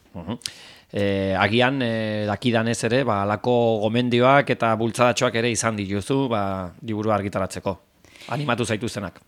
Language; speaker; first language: Basque; native; Basque